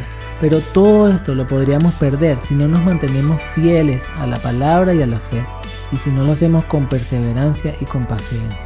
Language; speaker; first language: Spanish; native; Spanish